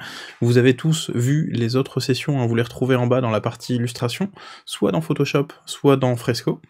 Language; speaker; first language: French; native; French